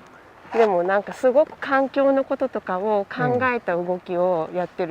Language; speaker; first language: Japanese; native; Japanese